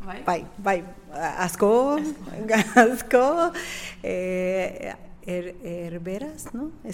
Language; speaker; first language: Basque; non-native, learner; Spanish